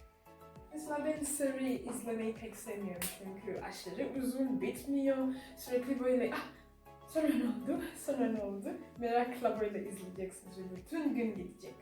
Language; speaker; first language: Turkish; non-native, fluent; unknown